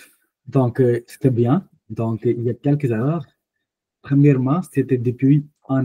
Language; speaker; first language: French; non-native, fluent; Hindi